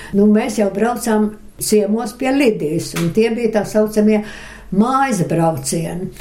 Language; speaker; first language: Latvian; early bilingual, other home language; Russian